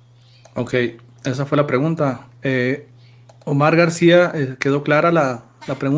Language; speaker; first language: Spanish; native; Spanish